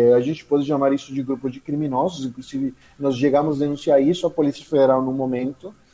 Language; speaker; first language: Portuguese; non-native, fluent; Spanish